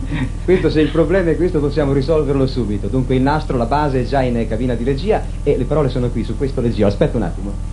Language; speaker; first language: Italian; native; Italian